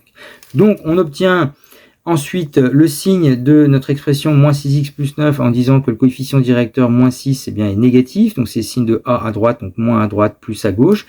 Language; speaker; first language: French; native; French